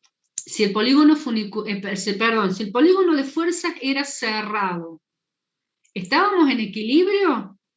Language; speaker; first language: Spanish; native; Spanish